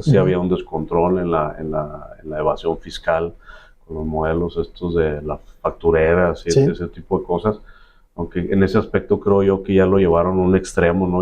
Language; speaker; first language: Spanish; native; Spanish